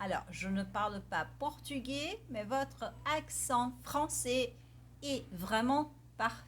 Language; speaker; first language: French; non-native, fluent; Portuguese